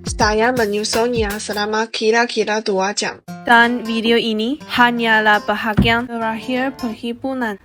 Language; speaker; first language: Malay; non-native, learner; Chinese